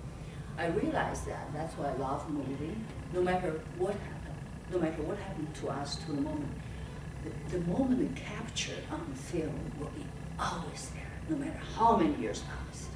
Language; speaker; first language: English; non-native, fluent; Chinese